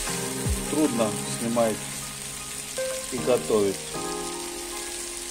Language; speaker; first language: Russian; non-native, fluent; Hindi